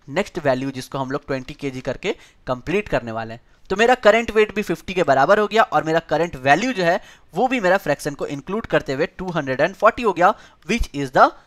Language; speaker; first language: Hindi; native; Hindi